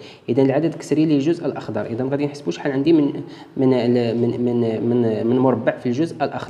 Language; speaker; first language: Arabic; native; Arabic